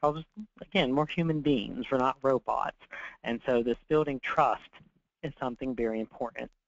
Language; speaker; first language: English; native; English